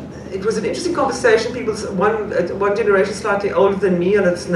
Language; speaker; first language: English; native; English